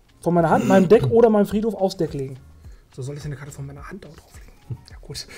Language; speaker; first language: German; native; German